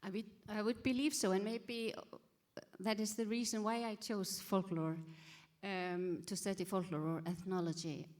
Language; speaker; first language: English; non-native, fluent; Icelandic